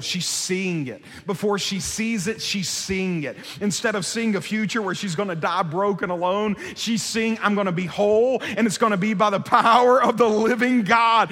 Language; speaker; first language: English; native; English